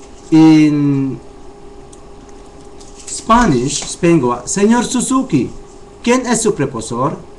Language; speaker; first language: Spanish; non-native, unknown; Chavacano